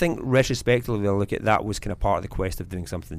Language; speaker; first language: English; native; English